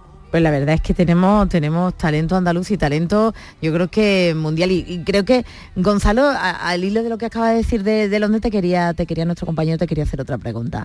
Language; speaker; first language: Spanish; native; Spanish